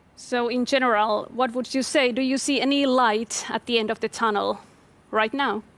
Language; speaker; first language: English; non-native, fluent; Finnish